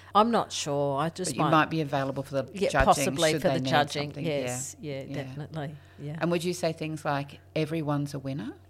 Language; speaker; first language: English; native; English